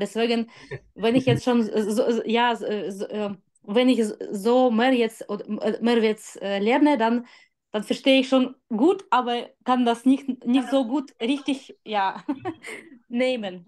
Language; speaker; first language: German; non-native, learner; Russian